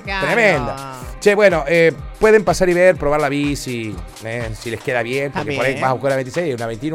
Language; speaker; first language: Spanish; native; Spanish